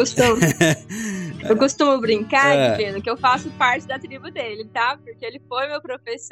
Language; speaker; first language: Portuguese; native; Portuguese